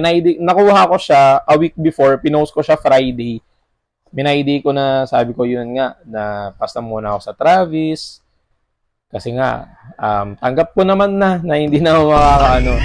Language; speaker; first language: Filipino; native; Filipino